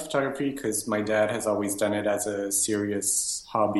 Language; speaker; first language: English; native; English